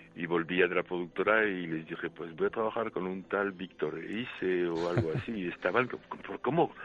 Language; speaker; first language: Spanish; non-native, fluent; French